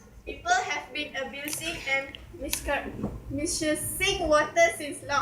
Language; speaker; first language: English; non-native, learner; Malay